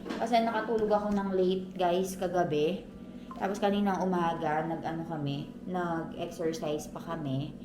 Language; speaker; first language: Filipino; non-native, local second language; Cebuano